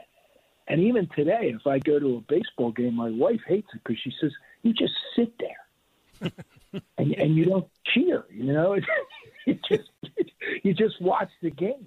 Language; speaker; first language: English; native; English